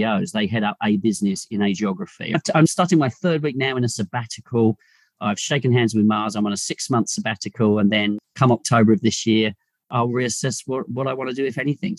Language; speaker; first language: English; native; English